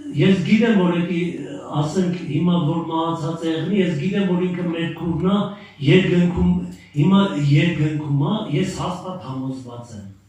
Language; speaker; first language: Armenian; native; Armenian